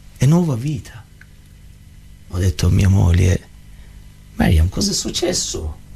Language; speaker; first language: Italian; non-native, learner; Persian